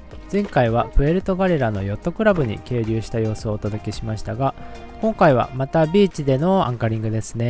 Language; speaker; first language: Japanese; native; Japanese